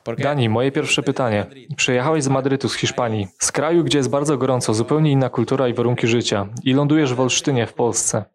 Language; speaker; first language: Polish; native; Polish